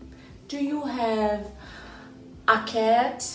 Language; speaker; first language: English; non-native, fluent; Portuguese